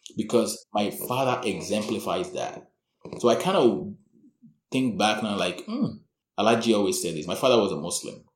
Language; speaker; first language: English; non-native, local second language; Yoruba